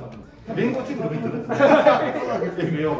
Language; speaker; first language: Japanese; native; Japanese